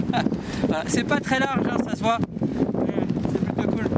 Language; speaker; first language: French; native; French